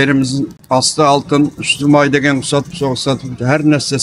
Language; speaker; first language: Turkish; non-native, learner; Kazakh